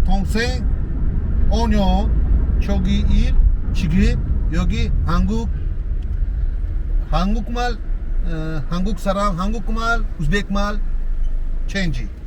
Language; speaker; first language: Korean; non-native, learner; Uzbek